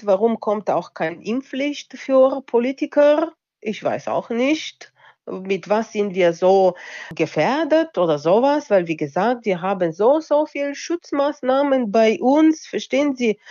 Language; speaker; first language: German; non-native, local second language; Bulgarian